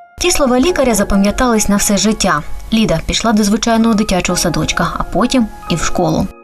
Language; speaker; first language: Ukrainian; native; Ukrainian